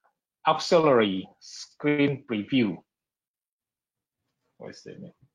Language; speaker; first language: English; non-native, learner; Indonesian